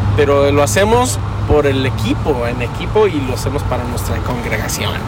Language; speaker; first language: Spanish; early bilingual, heritage; Spanish